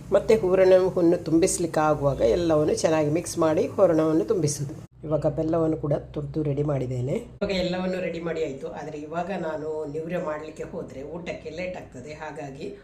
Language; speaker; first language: Kannada; native; Kannada